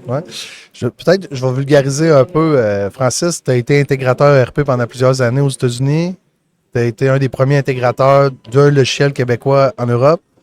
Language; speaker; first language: French; native; French